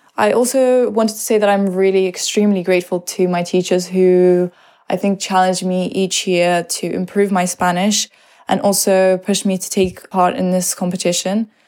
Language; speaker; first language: English; early bilingual, other home language; Russian